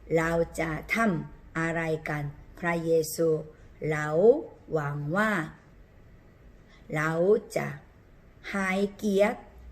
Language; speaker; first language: Thai; non-native, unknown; Korean